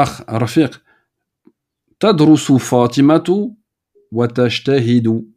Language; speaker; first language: Arabic; non-native, fluent; French